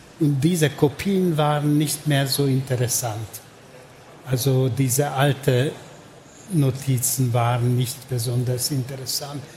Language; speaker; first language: German; non-native, fluent; Hungarian